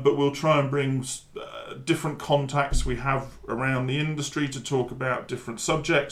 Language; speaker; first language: English; native; English